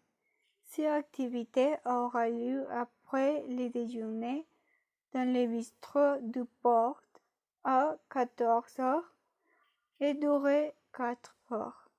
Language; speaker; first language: French; non-native, learner; Spanish